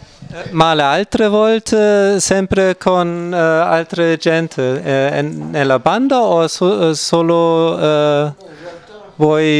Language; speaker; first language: Italian; non-native, learner; German